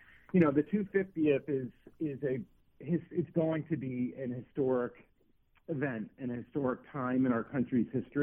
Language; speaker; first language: English; native; English